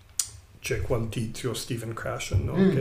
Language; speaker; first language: Italian; non-native, learner; English